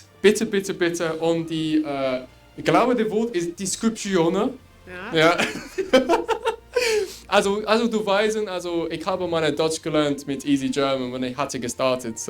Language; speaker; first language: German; non-native, learner; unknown